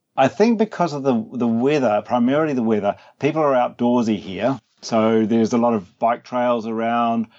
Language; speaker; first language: English; native; English